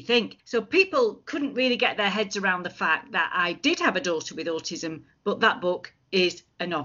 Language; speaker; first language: English; native; English